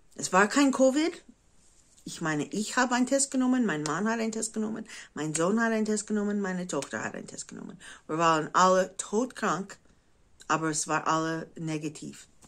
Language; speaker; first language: German; non-native, fluent; English